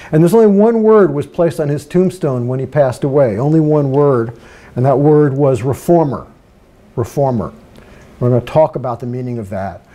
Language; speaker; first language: English; native; English